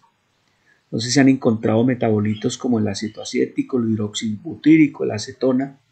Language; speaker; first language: Spanish; native; Spanish